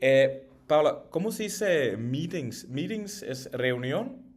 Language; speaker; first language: Spanish; non-native, learner; English